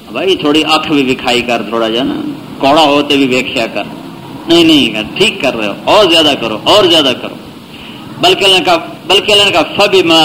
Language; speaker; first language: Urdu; non-native, local second language; Punjabi